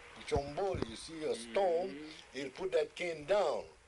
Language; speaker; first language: English; early bilingual, other home language; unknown